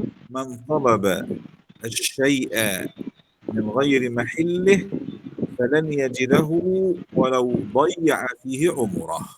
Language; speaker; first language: Arabic; native; Arabic